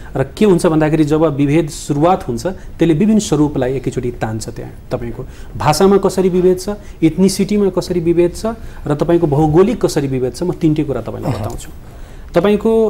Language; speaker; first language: Nepali; non-native, local second language; Maithili